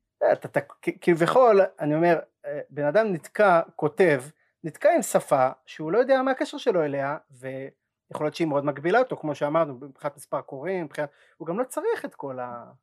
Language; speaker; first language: Hebrew; early bilingual, other home language; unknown